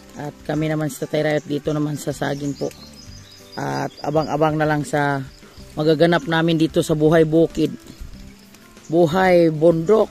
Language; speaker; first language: Filipino; non-native, local second language; Cebuano